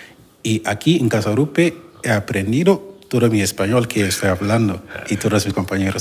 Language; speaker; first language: Spanish; non-native, learner; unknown